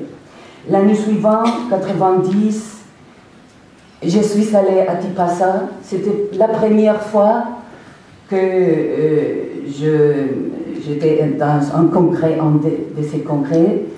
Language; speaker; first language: French; non-native, fluent; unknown